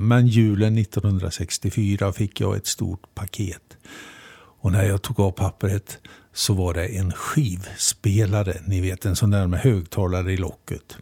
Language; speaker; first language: Swedish; native; Swedish